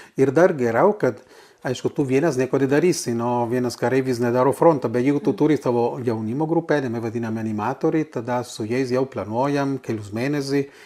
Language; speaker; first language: Lithuanian; non-native, fluent; Italian